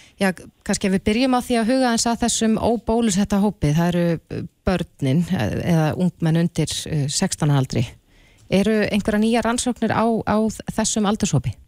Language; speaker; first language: Icelandic; native; Icelandic